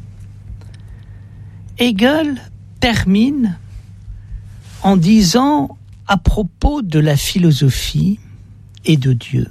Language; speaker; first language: French; native; French